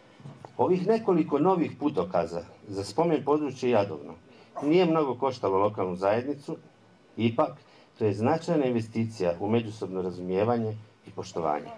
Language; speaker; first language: Croatian; native; Croatian